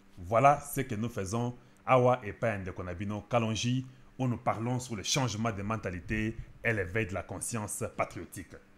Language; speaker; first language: French; non-native, local second language; Lingala